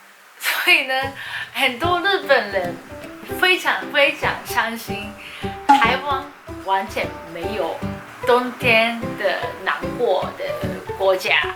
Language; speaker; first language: Chinese; non-native, fluent; Japanese